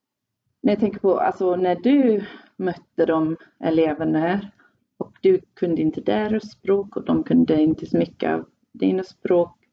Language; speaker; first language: Swedish; non-native, fluent; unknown